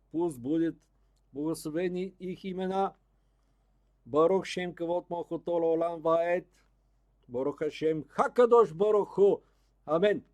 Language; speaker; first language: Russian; non-native, learner; Bulgarian